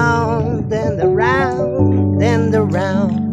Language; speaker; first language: English; non-native, local second language; Filipino